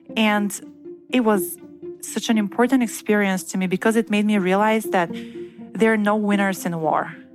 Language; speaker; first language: English; non-native, fluent; Bulgarian